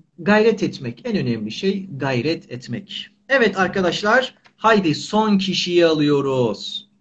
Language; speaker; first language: Turkish; native; Turkish